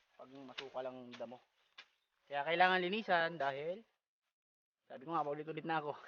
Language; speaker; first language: Filipino; native; Filipino